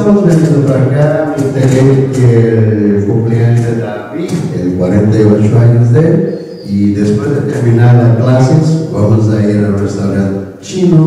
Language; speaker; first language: Spanish; non-native, learner; Korean